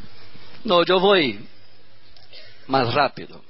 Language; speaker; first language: Spanish; non-native, learner; Portuguese